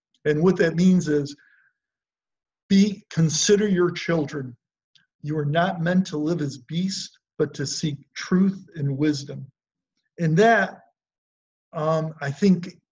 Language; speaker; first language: English; native; English